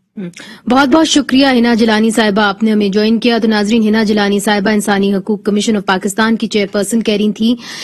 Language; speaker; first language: Urdu; native; Urdu